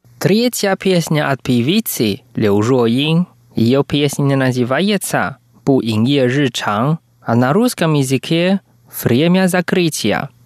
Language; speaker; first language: Russian; non-native, fluent; Chinese